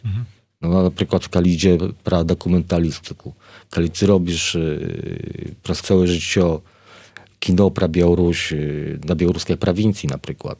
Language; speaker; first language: Polish; non-native, learner; Belarusian